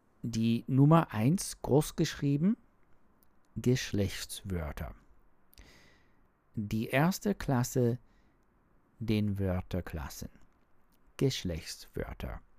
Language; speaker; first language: German; non-native, learner; English